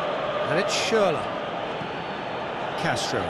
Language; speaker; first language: English; native; English